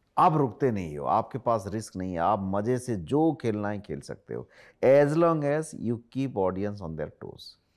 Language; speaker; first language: Hindi; non-native, local second language; Odia